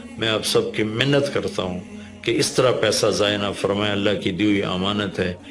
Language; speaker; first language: Urdu; non-native, local second language; Punjabi